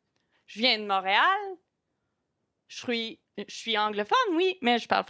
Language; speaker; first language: French; non-native, local second language; English